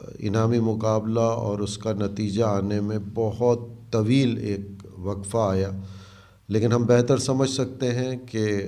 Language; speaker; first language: Urdu; native; Urdu